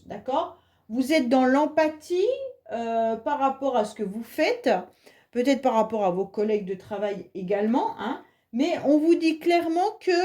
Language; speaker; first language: French; native; French